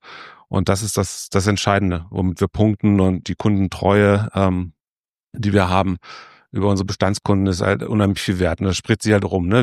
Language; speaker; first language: German; native; German